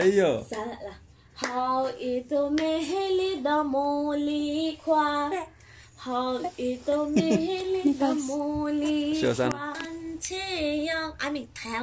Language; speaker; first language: Chinese; non-native, learner; Nepali